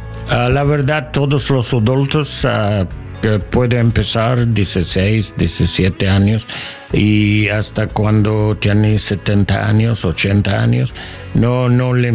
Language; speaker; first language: Spanish; non-native, learner; English